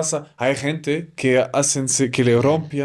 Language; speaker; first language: Spanish; non-native, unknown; German